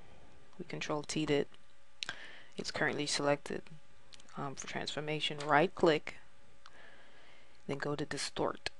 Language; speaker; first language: English; native; English